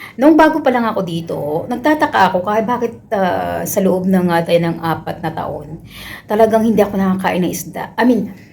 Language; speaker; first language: Filipino; native; Filipino